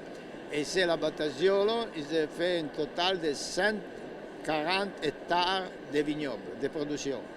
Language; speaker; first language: French; non-native, learner; Italian